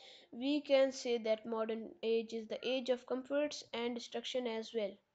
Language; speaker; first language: English; non-native, local second language; Urdu